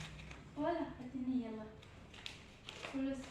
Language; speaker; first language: Arabic; non-native, learner; Oromo